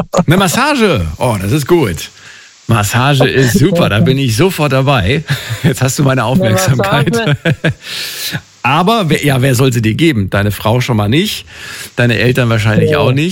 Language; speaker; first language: German; native; German